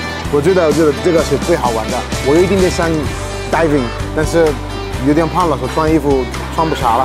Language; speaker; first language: Chinese; non-native, learner; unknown